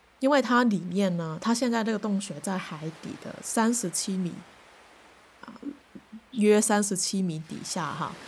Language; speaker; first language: Chinese; non-native, local second language; Cantonese